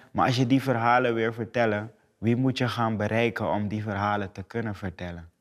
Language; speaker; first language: Dutch; native; Dutch